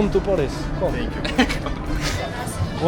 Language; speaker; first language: English; non-native, learner; French